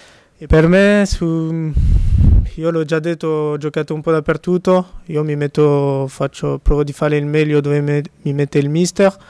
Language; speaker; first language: Italian; non-native, fluent; French